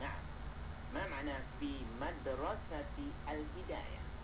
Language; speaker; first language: Arabic; non-native, fluent; Malay